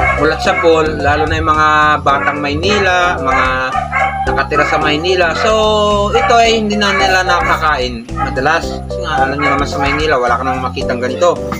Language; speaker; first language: Filipino; non-native, local second language; Iloko